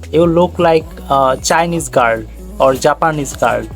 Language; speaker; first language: English; non-native, learner; Bangla